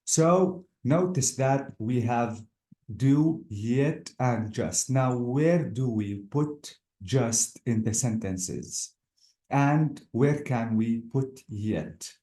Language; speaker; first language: English; non-native, fluent; Arabic